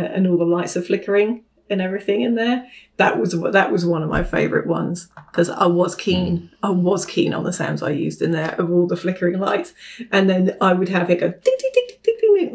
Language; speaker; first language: English; native; English